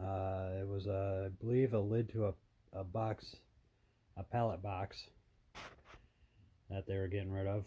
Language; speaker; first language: English; native; English